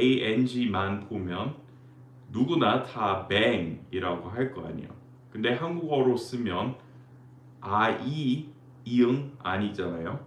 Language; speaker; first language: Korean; non-native, fluent; English